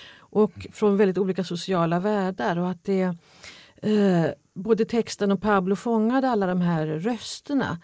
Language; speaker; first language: Swedish; native; Swedish